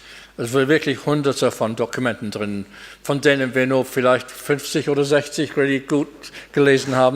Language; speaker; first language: German; non-native, fluent; English